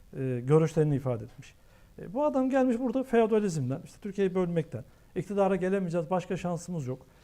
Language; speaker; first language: Turkish; native; Turkish